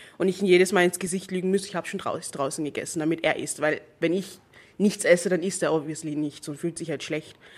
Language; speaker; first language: German; non-native, fluent; English